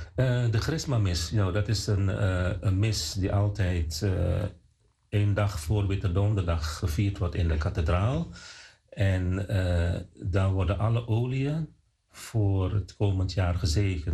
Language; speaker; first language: Dutch; non-native, fluent; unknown